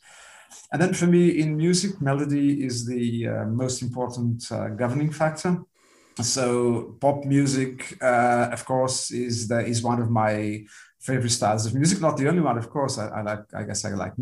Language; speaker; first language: English; non-native, fluent; Portuguese